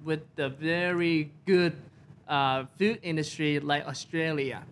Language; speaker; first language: English; non-native, fluent; Vietnamese